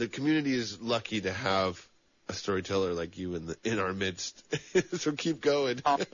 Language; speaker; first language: English; native; English